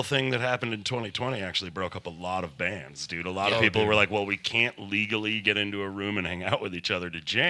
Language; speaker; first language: English; native; English